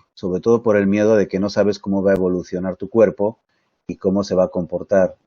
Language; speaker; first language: Spanish; native; Spanish